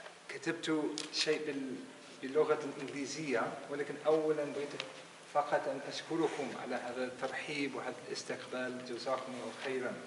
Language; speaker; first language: Arabic; non-native, fluent; English